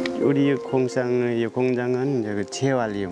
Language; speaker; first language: Korean; non-native, learner; Nepali